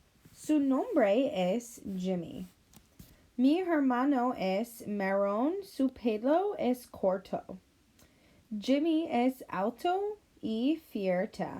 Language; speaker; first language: Spanish; non-native, learner; English